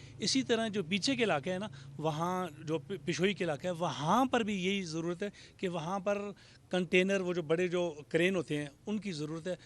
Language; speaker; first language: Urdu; native; Urdu